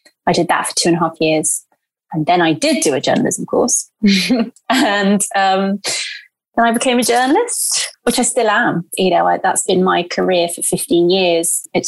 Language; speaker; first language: English; early bilingual, other home language; Portuguese